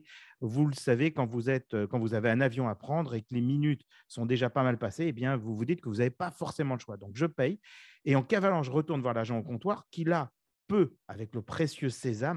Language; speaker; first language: French; native; French